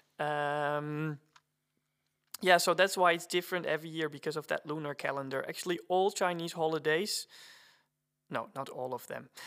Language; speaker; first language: English; non-native, fluent; Dutch